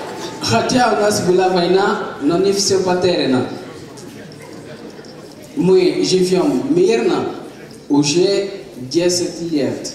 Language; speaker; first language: Russian; non-native, learner; Portuguese